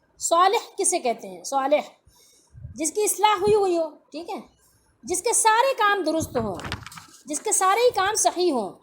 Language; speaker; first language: Urdu; native; Urdu